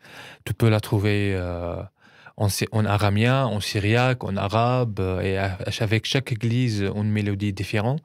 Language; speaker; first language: French; non-native, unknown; Arabic